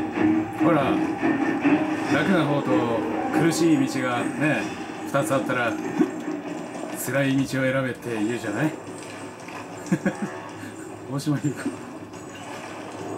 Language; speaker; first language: Japanese; native; Japanese